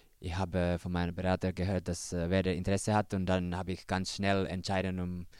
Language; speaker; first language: German; non-native, learner; Finnish